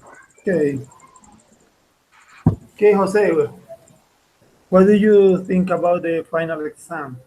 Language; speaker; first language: English; non-native, fluent; Spanish